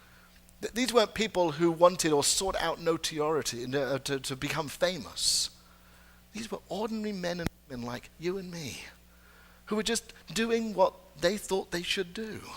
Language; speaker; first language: English; native; English